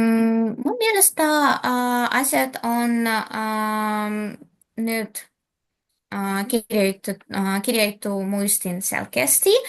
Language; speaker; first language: Finnish; non-native, learner; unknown